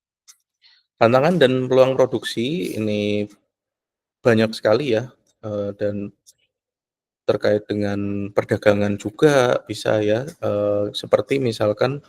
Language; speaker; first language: Indonesian; native; Indonesian